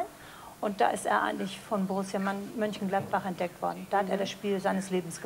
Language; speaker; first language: German; native; German